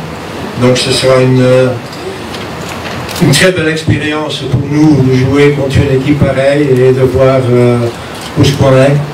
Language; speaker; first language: French; non-native, fluent; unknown